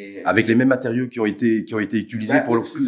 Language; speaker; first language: French; native; French